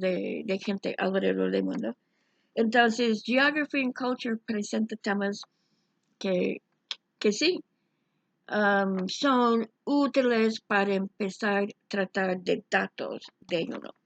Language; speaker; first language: Spanish; non-native, fluent; English